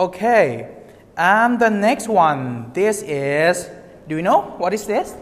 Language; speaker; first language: English; non-native, learner; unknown